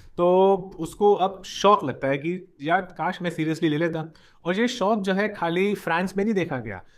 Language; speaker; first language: Hindi; native; Hindi